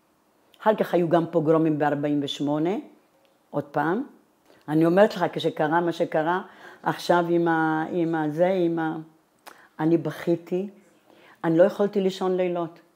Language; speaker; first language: Hebrew; non-native, fluent; Italian